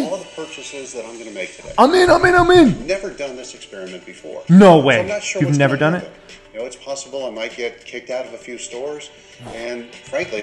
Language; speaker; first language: English; native; English